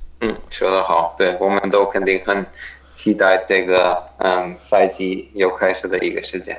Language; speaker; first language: Chinese; non-native, fluent; German